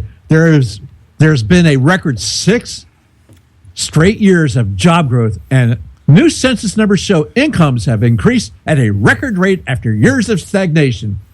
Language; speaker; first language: English; native; English